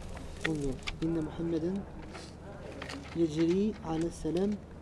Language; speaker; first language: Arabic; non-native, learner; French